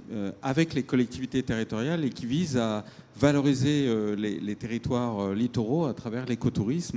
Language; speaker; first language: French; native; French